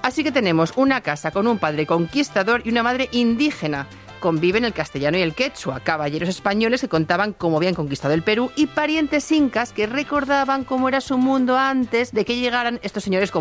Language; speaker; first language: Spanish; native; Spanish